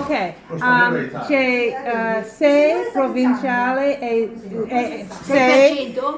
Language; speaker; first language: Italian; non-native, learner; English